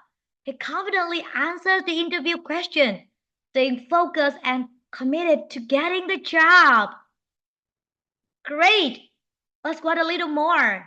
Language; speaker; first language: English; non-native, fluent; Vietnamese